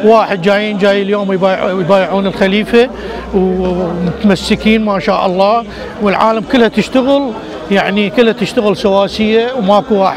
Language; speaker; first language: Arabic; native; Arabic